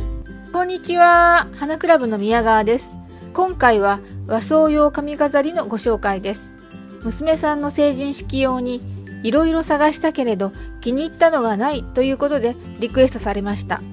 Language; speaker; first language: Japanese; native; Japanese